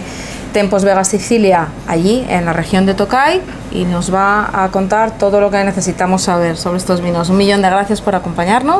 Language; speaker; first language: Spanish; native; Spanish